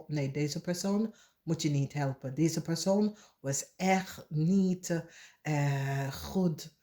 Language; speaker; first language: Dutch; non-native, fluent; English